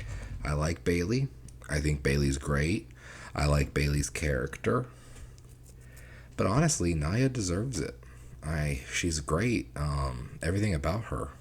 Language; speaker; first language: English; native; English